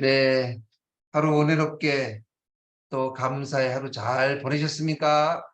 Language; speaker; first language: Korean; native; Korean